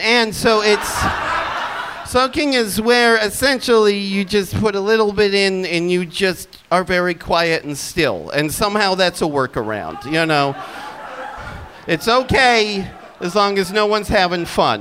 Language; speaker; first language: English; native; English